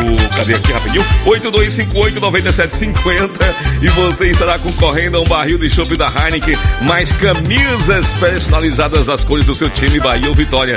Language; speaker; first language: Portuguese; native; Portuguese